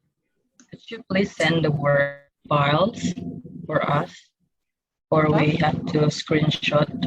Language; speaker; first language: English; non-native, fluent; Indonesian